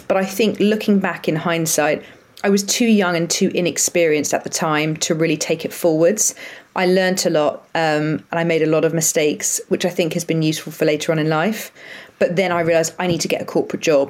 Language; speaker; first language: English; native; English